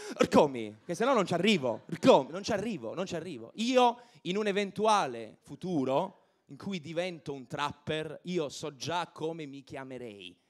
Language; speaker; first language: Italian; native; Italian